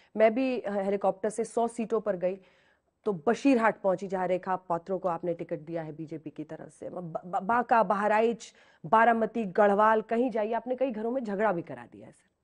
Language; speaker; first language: Hindi; native; Hindi